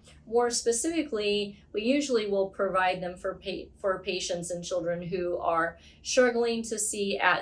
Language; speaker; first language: English; native; English